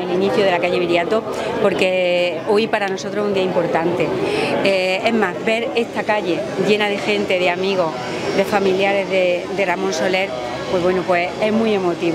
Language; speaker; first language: Spanish; native; Spanish